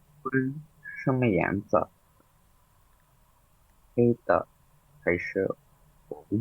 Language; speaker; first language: Chinese; non-native, learner; Indonesian